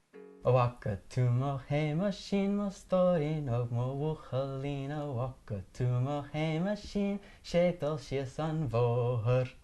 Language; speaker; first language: Irish; non-native, fluent; English